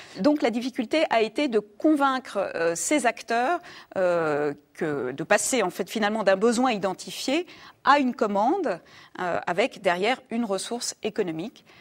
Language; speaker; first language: French; native; French